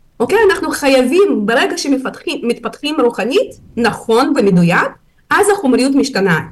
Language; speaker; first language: Hebrew; non-native, fluent; Russian